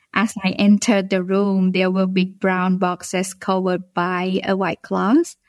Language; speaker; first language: English; non-native, fluent; Khmer